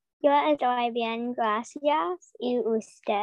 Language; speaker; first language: Spanish; non-native, learner; English